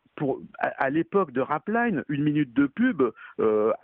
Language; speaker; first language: French; native; French